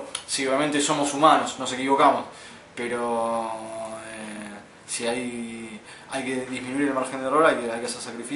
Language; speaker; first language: Spanish; native; Spanish